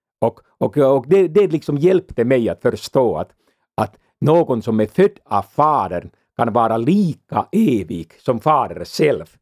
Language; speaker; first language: Swedish; non-native, fluent; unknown